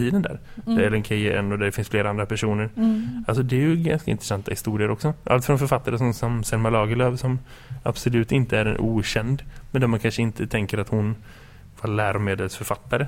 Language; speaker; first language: Swedish; native; Swedish